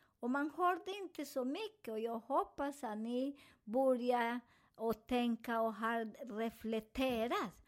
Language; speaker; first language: Swedish; non-native, fluent; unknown